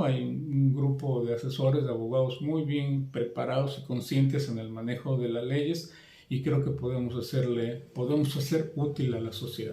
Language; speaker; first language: Spanish; native; Spanish